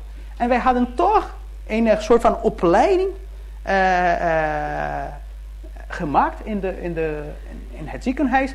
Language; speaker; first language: Dutch; early bilingual, heritage; Dutch